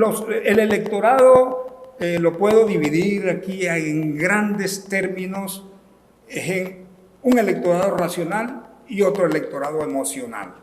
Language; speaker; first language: Spanish; native; Spanish